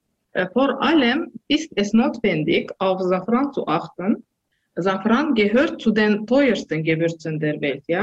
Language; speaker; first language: German; non-native, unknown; Azerbaijani